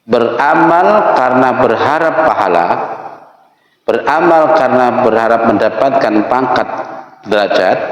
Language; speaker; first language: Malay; non-native, local second language; Javanese